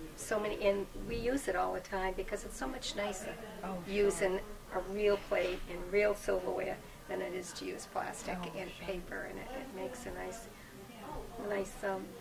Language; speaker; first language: English; native; English